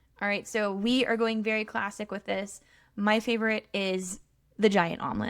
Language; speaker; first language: English; native; English